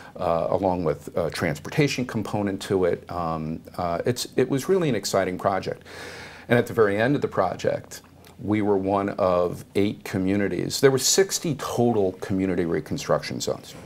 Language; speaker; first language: English; native; English